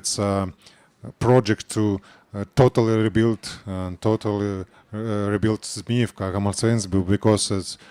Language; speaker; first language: English; non-native, learner; Ukrainian